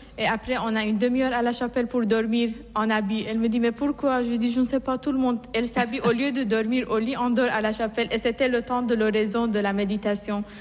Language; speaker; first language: French; non-native, fluent; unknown